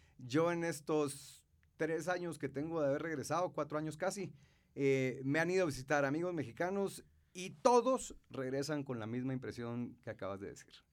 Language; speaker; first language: Spanish; native; Spanish